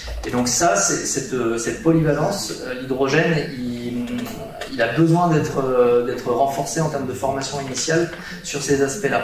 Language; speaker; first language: French; native; French